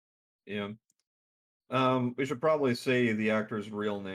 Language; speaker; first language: English; native; English